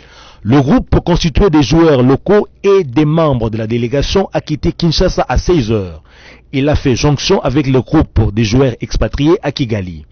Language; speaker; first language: French; native; French